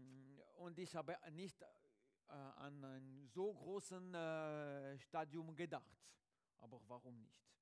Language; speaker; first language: German; non-native, learner; French